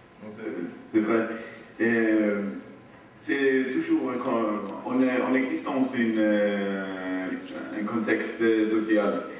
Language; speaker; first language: French; non-native, learner; Swedish